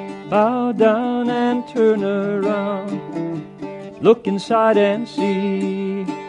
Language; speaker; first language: English; native; English